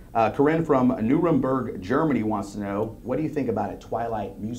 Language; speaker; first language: English; native; English